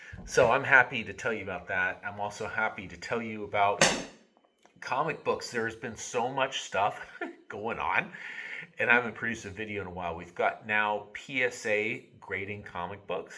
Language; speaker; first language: English; native; English